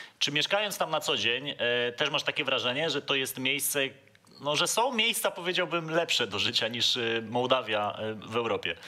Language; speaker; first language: Polish; native; Polish